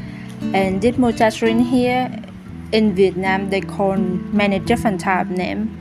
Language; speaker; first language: English; non-native, learner; Vietnamese